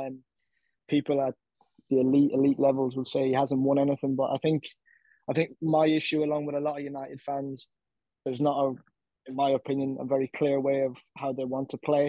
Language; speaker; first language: English; native; English